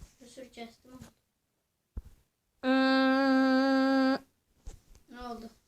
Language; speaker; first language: Turkish; native; Turkish